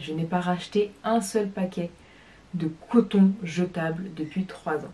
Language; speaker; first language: French; native; French